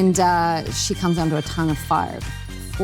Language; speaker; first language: English; native; English